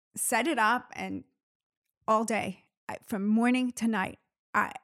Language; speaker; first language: English; early bilingual, other home language; Arabic